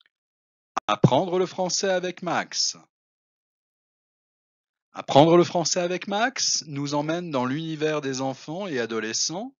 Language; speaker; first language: French; non-native, fluent; Spanish